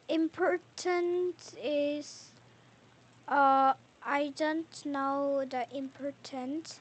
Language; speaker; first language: English; non-native, learner; Korean